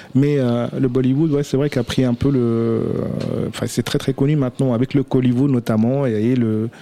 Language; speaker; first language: French; early bilingual, other home language; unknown